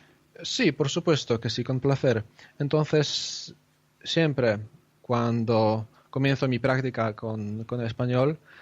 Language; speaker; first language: Spanish; non-native, fluent; Polish